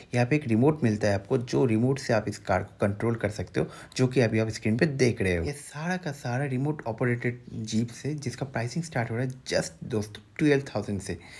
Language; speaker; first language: Hindi; non-native, local second language; Bangla